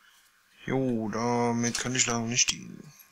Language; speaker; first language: German; native; German